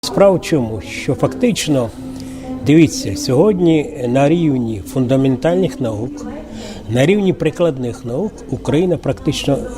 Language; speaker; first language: Ukrainian; native; Ukrainian